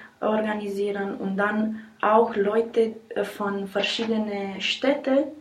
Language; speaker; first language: German; non-native, learner; Romanian